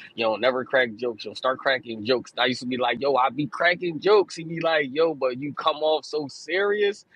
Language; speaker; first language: English; native; English